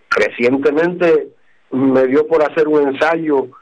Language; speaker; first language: Spanish; native; Spanish